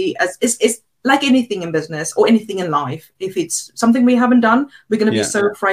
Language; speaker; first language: English; non-native, local second language; Afrikaans